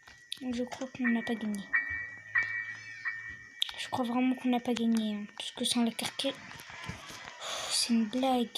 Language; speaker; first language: French; native; French